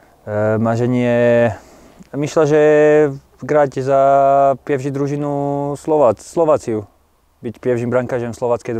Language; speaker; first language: Polish; non-native, learner; Slovak